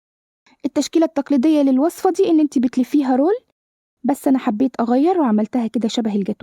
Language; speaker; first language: Arabic; native; Arabic